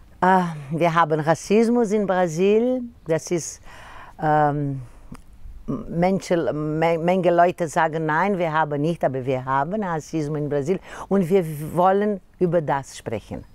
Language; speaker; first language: German; non-native, learner; Portuguese